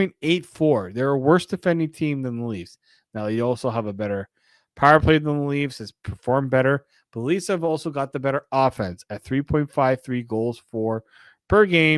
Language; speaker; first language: English; native; English